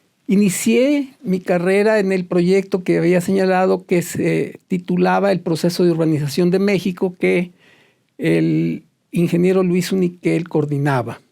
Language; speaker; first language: Spanish; native; Spanish